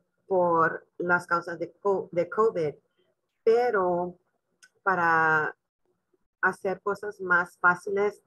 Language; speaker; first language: Spanish; non-native, local second language; English